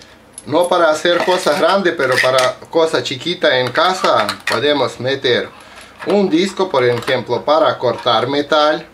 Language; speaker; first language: Spanish; non-native, learner; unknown